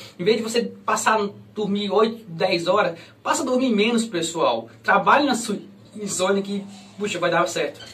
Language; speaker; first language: Portuguese; native; Portuguese